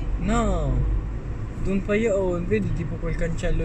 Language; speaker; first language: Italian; early bilingual, other home language; Filipino